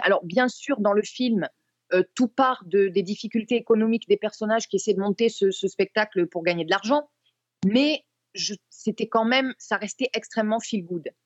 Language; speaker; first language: French; native; French